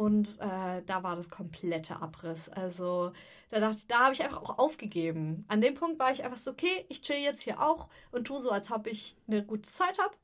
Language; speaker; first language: German; native; German